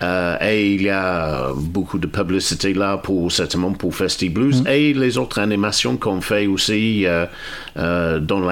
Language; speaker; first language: French; non-native, fluent; English